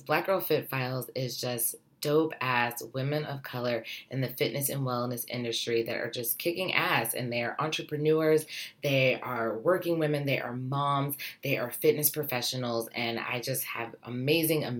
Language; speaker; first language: English; native; English